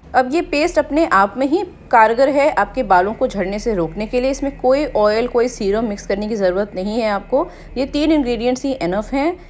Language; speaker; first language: Hindi; native; Hindi